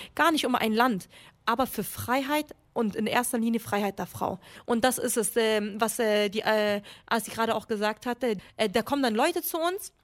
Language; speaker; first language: German; early bilingual, other home language; Kurdish